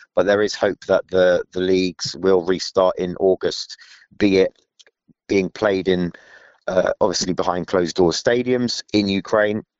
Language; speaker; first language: English; native; English